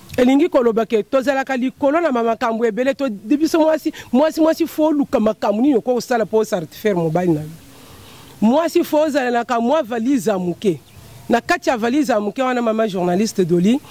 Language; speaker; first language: Lingala; non-native, local second language; Luba-Lulua